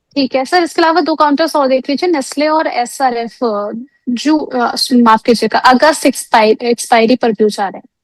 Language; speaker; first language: Hindi; native; Hindi